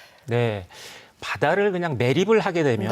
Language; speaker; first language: Korean; native; Korean